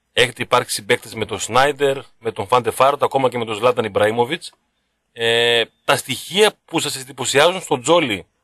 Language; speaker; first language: Greek; native; Greek